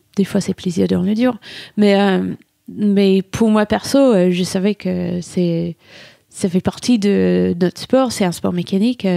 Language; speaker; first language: French; non-native, fluent; English